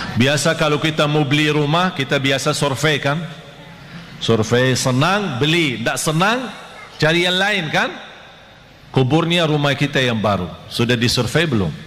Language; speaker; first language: Malay; non-native, fluent; Arabic